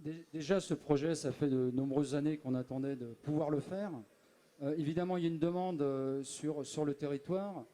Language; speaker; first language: French; native; French